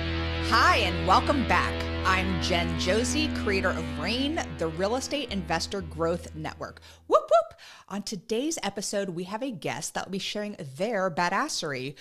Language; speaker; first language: English; native; English